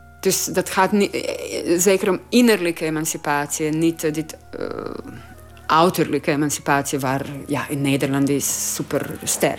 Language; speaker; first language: Dutch; non-native, learner; Croatian